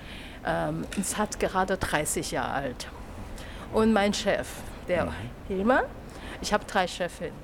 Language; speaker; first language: German; non-native, learner; Chinese